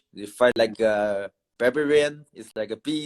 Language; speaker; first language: English; non-native, learner; Chinese